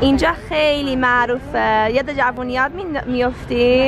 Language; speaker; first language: Persian; early bilingual, heritage; Persian